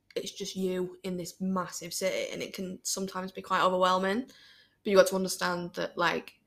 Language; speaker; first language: English; native; English